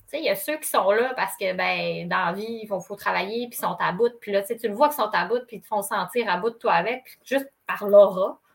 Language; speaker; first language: French; native; French